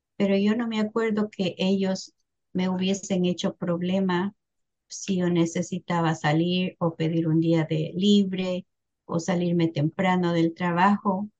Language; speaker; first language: Spanish; native; Spanish